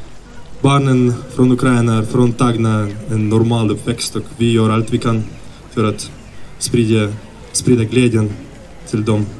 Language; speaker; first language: Swedish; non-native, fluent; Ukrainian